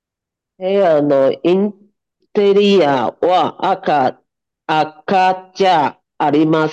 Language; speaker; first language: Japanese; non-native, learner; Chinese